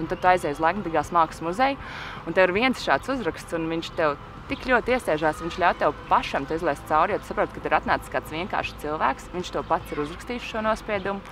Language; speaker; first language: Latvian; native; Latvian